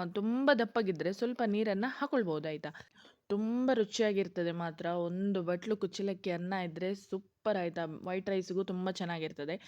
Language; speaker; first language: Kannada; non-native, local second language; Konkani